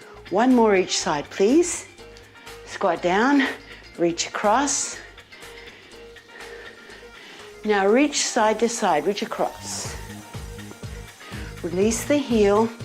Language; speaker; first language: English; native; English